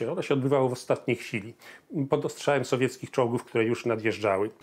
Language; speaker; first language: Polish; native; Polish